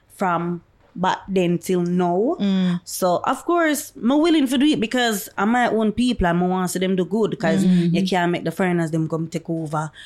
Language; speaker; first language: English; non-native, local second language; Jamaican Creole English